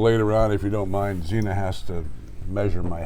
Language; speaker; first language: English; native; English